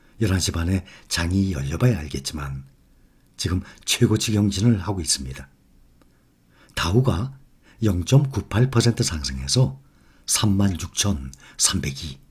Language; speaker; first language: Korean; native; Korean